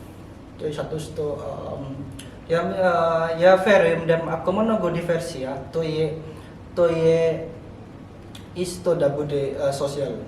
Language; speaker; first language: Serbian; non-native, learner; Indonesian